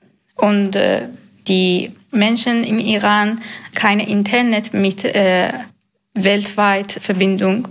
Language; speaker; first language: German; non-native, learner; Persian